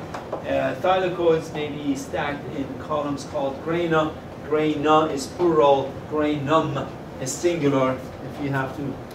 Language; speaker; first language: English; non-native, fluent; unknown